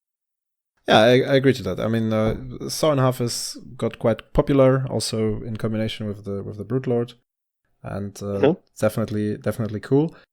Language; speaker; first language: English; non-native, fluent; German